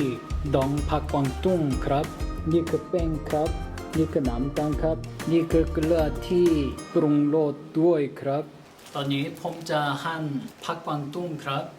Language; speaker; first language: Thai; non-native, learner; Korean